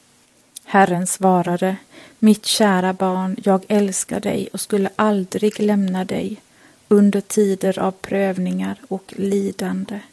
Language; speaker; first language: Swedish; native; Swedish